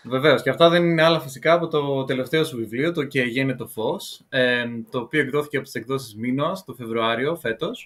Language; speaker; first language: Greek; native; Greek